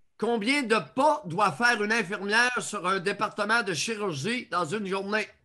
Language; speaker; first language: French; native; French